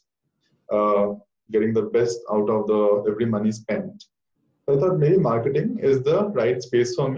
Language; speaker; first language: English; non-native, local second language; Bangla